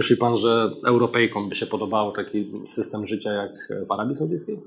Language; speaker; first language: Polish; native; Polish